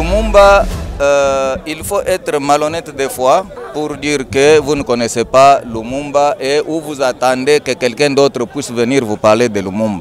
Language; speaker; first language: French; non-native, local second language; Lingala